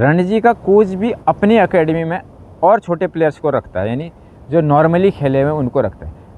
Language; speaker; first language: Hindi; native; Hindi